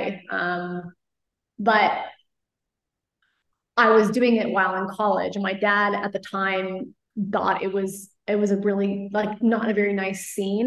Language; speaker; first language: English; native; English